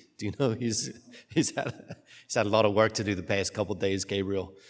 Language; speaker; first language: English; native; English